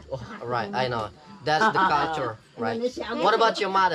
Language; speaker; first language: English; non-native, learner; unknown